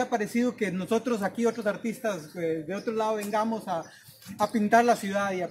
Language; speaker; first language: Spanish; native; Spanish